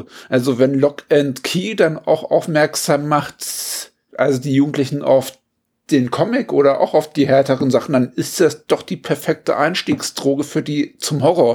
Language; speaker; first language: German; native; German